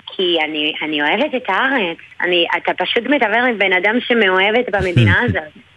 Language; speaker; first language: Hebrew; non-native, fluent; Spanish